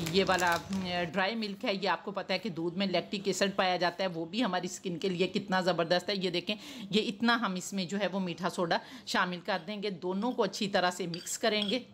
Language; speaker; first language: Hindi; native; Hindi